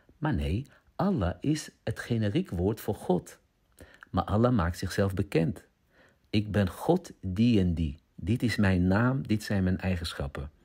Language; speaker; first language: Dutch; early bilingual, other home language; Arabic